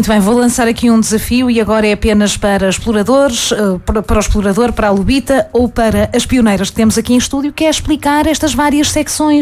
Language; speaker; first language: Portuguese; native; Portuguese